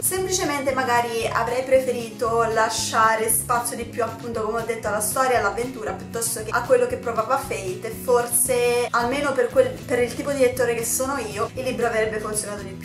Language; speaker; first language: Italian; native; Italian